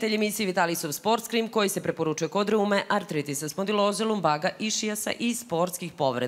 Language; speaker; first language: Serbian; native; Serbian